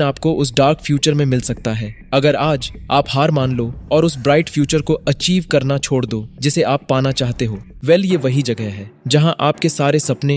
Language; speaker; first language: Hindi; native; Hindi